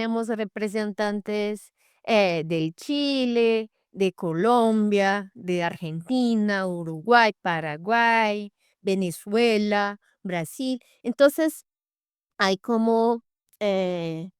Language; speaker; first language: Spanish; non-native, fluent; Portuguese